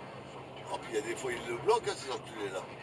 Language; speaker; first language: French; native; French